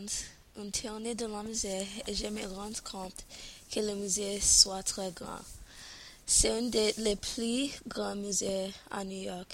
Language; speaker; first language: French; non-native, learner; English